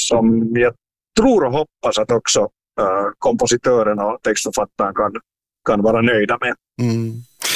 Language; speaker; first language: Swedish; native; Swedish